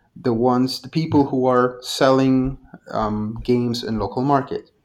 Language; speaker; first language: English; non-native, fluent; Polish